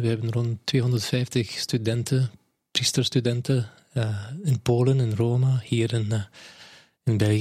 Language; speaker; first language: Dutch; non-native, fluent; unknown